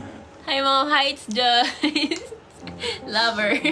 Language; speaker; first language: English; non-native, local second language; Filipino